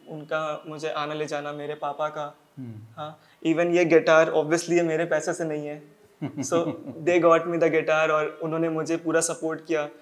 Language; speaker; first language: Hindi; native; Hindi